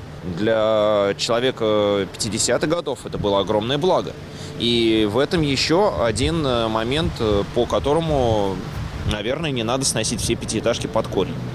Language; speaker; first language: Russian; native; Russian